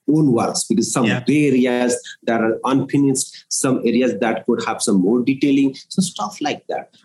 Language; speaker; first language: English; non-native, local second language; Odia